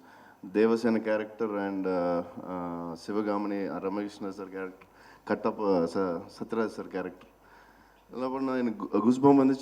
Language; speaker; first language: Tamil; non-native, local second language; Telugu